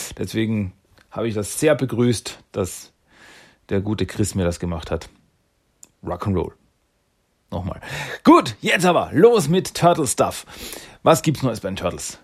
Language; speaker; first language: German; native; German